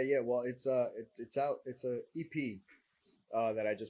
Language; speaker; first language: English; native; English